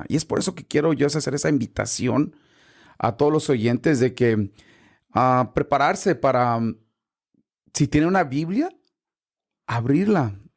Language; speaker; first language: Spanish; early bilingual, heritage; Spanish